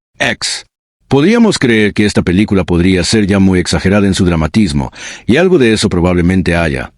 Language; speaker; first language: Spanish; native; Spanish